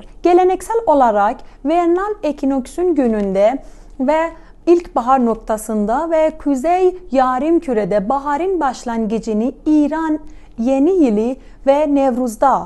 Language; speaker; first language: Turkish; non-native, fluent; Persian